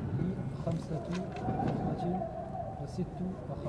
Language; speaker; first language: Arabic; non-native, learner; French